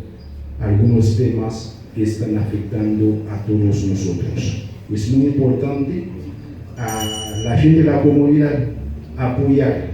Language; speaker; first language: Spanish; non-native, fluent; Haitian Creole